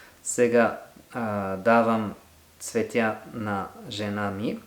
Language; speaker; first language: Bulgarian; non-native, learner; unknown